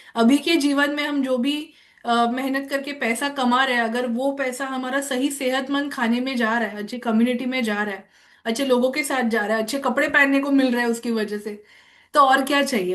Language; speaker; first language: Hindi; non-native, local second language; Marathi